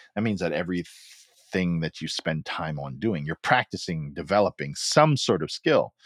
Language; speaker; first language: English; early bilingual, other home language; Filipino